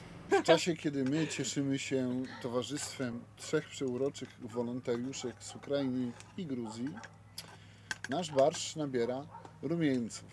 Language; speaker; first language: Polish; native; Polish